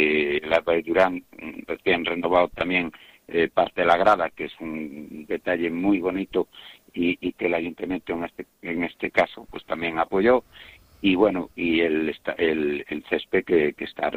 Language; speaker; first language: Spanish; native; Spanish